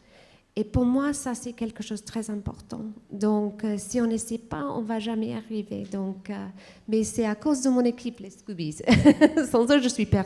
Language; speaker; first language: French; non-native, fluent; English